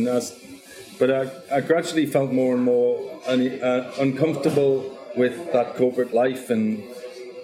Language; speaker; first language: English; native; English